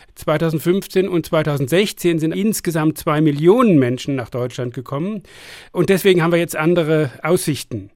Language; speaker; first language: German; native; German